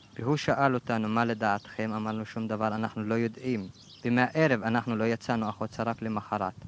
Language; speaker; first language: Hebrew; non-native, local second language; Arabic